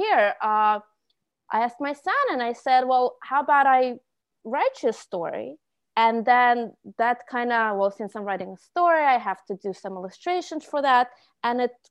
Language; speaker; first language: English; non-native, fluent; Russian